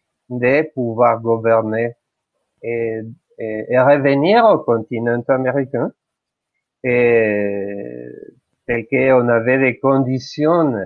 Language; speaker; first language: French; non-native, fluent; Spanish